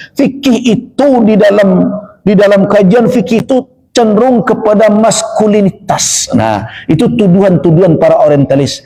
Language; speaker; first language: Malay; non-native, local second language; Minangkabau